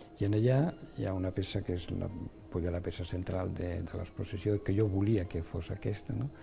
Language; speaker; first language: Catalan; non-native, local second language; Spanish